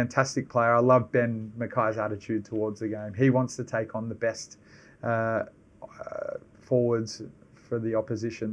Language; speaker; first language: English; native; English